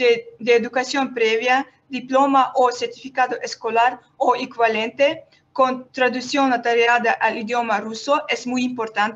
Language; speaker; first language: Spanish; non-native, learner; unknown